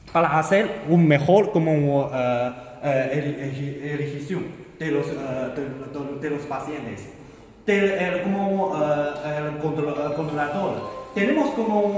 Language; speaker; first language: Spanish; non-native, learner; Chinese